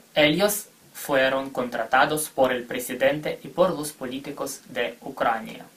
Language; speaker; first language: Spanish; non-native, fluent; Ukrainian